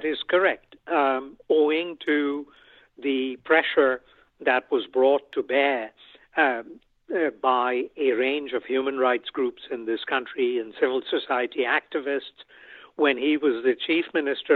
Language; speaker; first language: English; non-native, local second language; Bangla